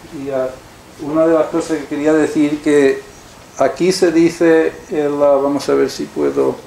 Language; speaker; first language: Spanish; early bilingual, heritage; Spanish